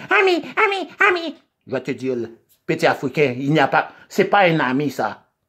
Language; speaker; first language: French; non-native, local second language; Haitian Creole